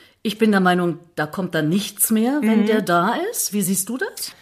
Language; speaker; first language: German; native; German